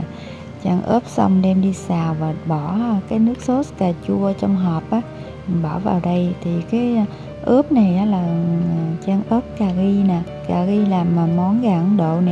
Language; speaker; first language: Vietnamese; native; Vietnamese